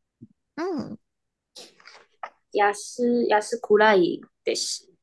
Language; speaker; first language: Japanese; non-native, learner; Chinese